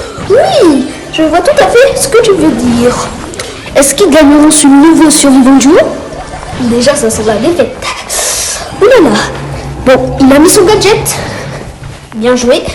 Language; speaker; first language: French; native; French